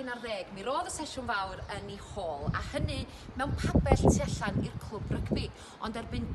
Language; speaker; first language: Welsh; native; Welsh